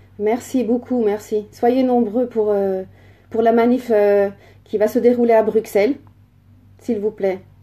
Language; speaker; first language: French; early bilingual, other home language; Riffian